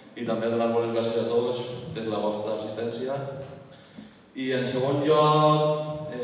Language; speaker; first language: Spanish; non-native, local second language; Catalan